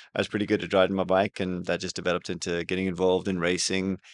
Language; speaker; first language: English; native; English